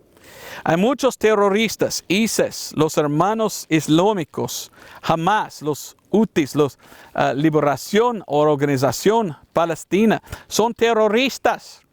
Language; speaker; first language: Spanish; non-native, learner; English